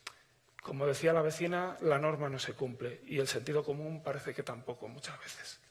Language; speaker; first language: Spanish; native; Spanish